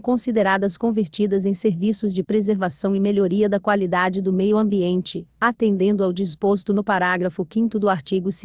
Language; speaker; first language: Portuguese; native; Portuguese